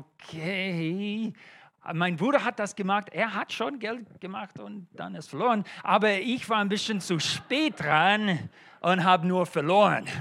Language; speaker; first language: German; non-native, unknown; English